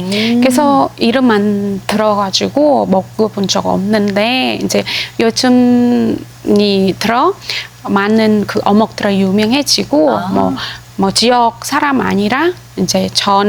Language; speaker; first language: Korean; non-native, fluent; Khmer